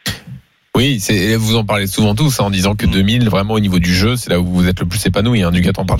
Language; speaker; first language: French; native; French